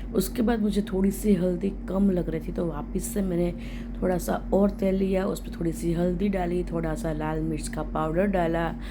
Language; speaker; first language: Hindi; non-native, local second language; Gujarati